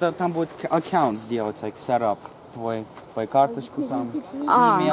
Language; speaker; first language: Russian; native; Russian